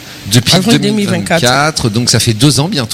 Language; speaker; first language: French; native; French